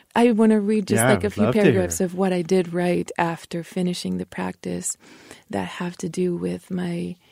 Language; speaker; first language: English; non-native, fluent; Spanish